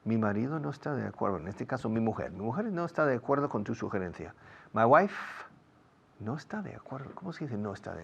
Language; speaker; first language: Spanish; non-native, fluent; English